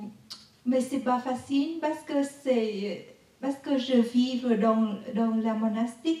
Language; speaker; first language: French; non-native, learner; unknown